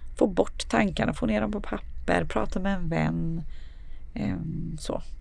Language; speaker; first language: Swedish; early bilingual, other home language; Serbian